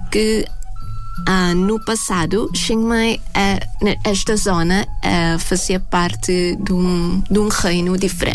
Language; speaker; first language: Portuguese; non-native, fluent; Thai